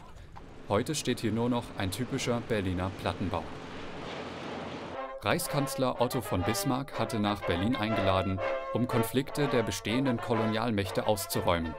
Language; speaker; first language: German; native; German